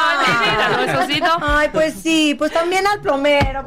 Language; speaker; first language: Spanish; non-native, fluent; Swedish